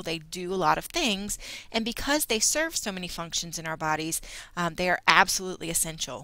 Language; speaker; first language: English; native; English